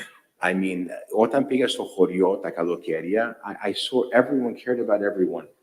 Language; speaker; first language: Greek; early bilingual, heritage; English